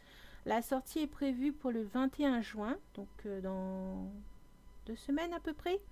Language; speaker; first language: French; native; French